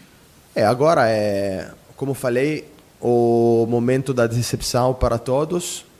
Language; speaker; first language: Portuguese; non-native, fluent; Italian